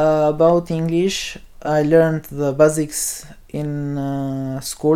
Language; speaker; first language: English; non-native, learner; Albanian